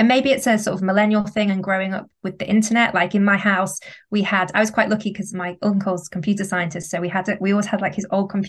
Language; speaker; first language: English; native; English